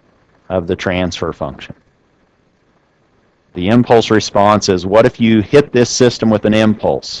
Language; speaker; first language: English; native; English